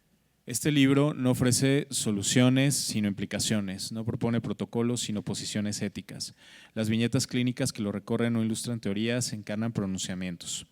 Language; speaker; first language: Spanish; native; Spanish